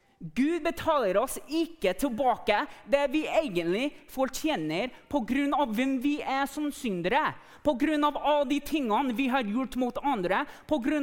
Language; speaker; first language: Norwegian; non-native, fluent; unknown